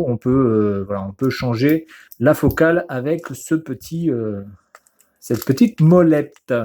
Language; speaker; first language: French; native; French